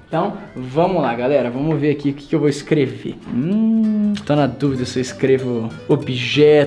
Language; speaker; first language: Portuguese; native; Portuguese